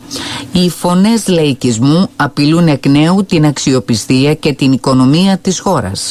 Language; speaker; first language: Greek; native; Greek